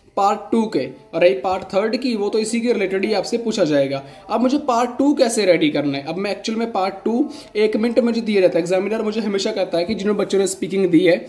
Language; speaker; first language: Hindi; non-native, local second language; Punjabi